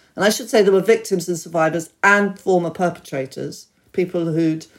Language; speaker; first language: English; native; English